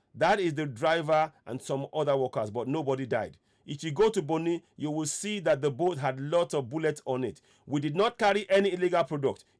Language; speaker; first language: English; non-native, local second language; Yoruba